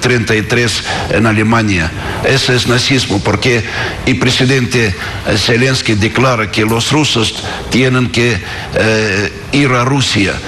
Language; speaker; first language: Spanish; non-native, fluent; Russian